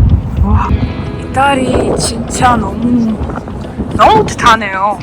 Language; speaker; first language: Korean; non-native, learner; Ukrainian